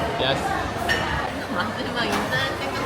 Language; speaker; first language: Korean; native; Korean